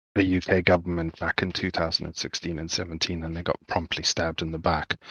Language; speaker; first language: English; native; English